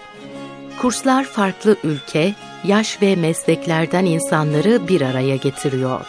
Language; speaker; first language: Turkish; native; Turkish